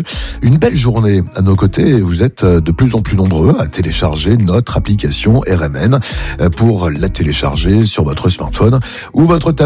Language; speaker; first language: French; native; French